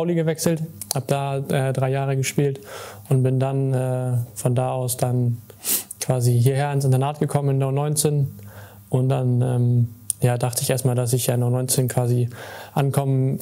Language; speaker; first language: German; native; German